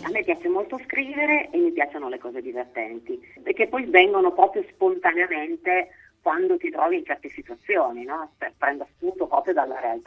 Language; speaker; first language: Italian; native; Italian